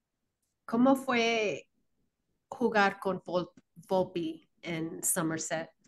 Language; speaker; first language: Spanish; early bilingual, heritage; Spanish